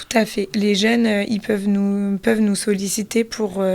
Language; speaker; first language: French; native; French